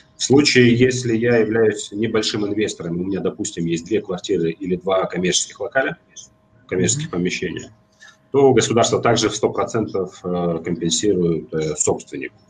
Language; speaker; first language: Russian; native; Russian